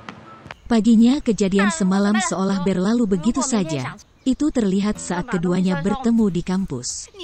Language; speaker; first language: Indonesian; native; Indonesian